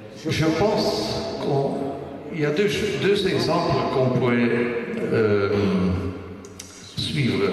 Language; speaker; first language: French; non-native, local second language; Dutch